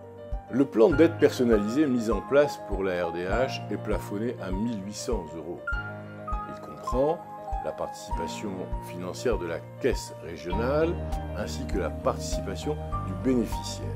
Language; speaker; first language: French; native; French